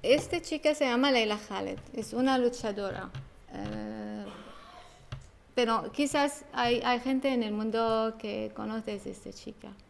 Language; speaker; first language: Spanish; non-native, learner; Arabic